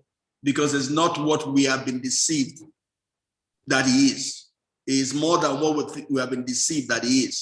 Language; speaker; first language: English; non-native, local second language; Yoruba